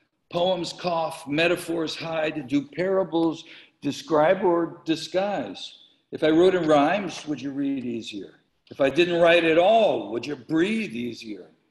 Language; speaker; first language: English; native; English